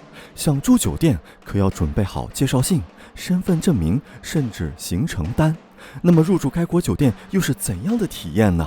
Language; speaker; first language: Chinese; native; Chinese